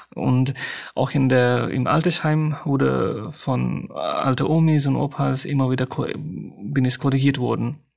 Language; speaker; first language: German; non-native, fluent; Nepali